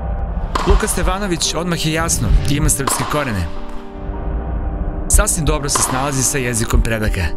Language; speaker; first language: Serbian; native; Serbian